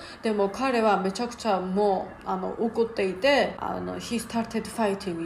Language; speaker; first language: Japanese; non-native, learner; Georgian